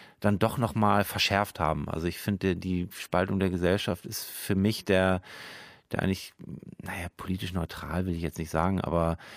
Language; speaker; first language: German; native; German